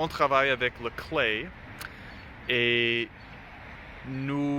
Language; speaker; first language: French; non-native, learner; English